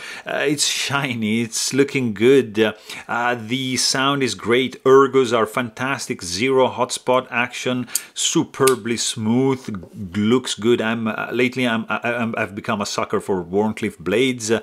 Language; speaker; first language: English; non-native, fluent; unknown